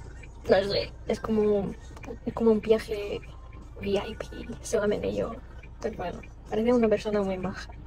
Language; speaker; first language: Spanish; non-native, fluent; Chinese